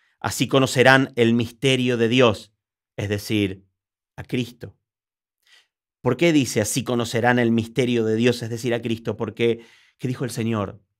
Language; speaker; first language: Spanish; native; Spanish